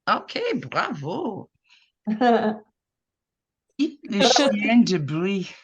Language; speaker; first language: French; non-native, fluent; English